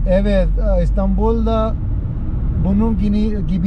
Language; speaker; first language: Turkish; non-native, learner; Urdu